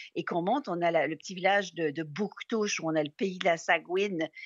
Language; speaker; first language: French; native; French